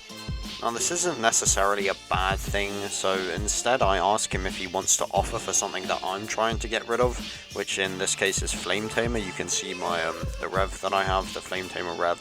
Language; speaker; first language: English; native; English